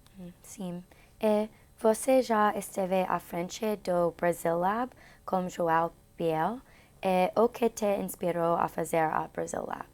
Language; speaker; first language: Portuguese; non-native, learner; English